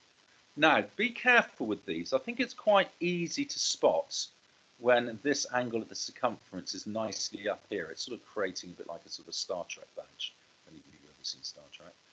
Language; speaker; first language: English; native; English